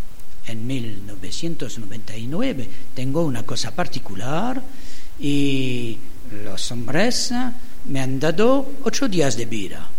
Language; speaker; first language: Spanish; non-native, learner; French